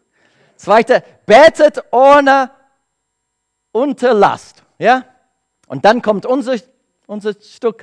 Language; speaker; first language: German; non-native, learner; English